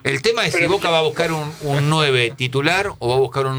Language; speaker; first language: Spanish; native; Spanish